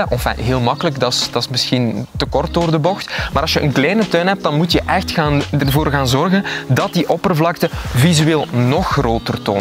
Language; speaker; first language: Dutch; native; Dutch